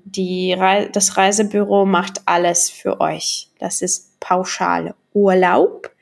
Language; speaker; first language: German; non-native, fluent; Czech